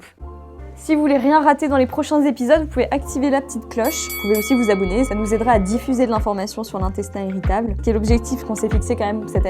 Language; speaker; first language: French; native; French